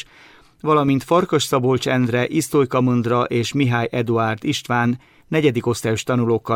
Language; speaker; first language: Hungarian; native; Hungarian